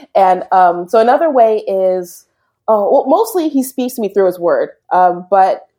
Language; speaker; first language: English; native; English